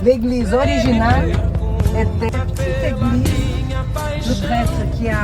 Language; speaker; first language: French; non-native, fluent; Portuguese